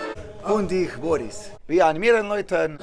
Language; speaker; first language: German; non-native, learner; Slovenian